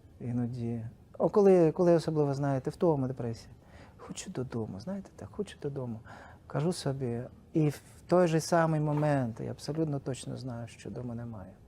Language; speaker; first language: Ukrainian; non-native, local second language; Russian